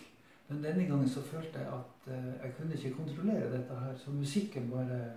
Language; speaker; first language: Norwegian; native; Norwegian